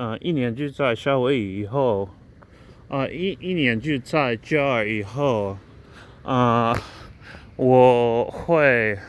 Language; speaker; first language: Chinese; non-native, learner; English